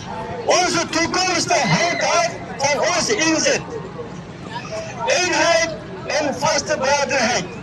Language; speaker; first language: Dutch; non-native, fluent; Uyghur